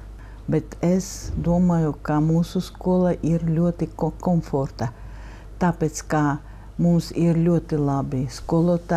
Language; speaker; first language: Latvian; non-native, local second language; Russian